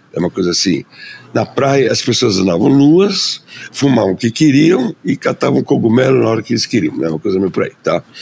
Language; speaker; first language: Portuguese; early bilingual, other home language; German